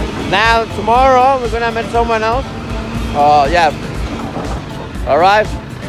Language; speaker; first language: English; non-native, fluent; Spanish